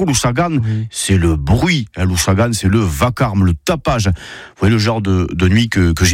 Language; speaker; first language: French; native; French